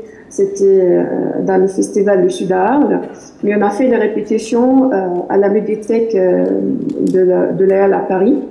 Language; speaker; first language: French; non-native, fluent; Arabic